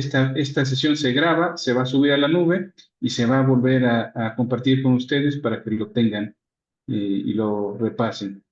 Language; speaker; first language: Spanish; native; Spanish